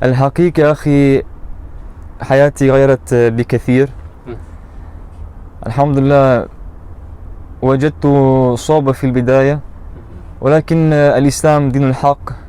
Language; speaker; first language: Arabic; non-native, learner; German